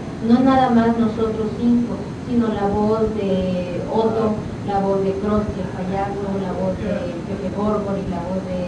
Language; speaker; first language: Spanish; native; Spanish